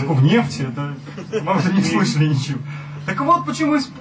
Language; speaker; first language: Russian; native; Russian